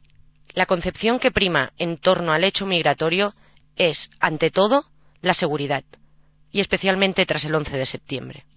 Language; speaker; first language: Spanish; native; Spanish